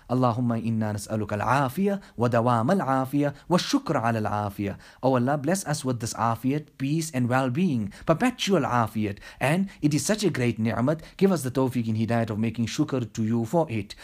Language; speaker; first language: English; native; English